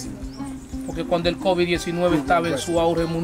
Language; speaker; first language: Spanish; native; Spanish